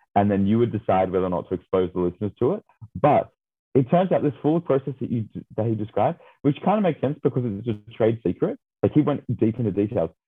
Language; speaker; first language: English; native; English